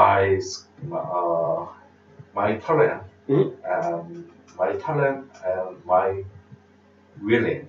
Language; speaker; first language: English; non-native, learner; Korean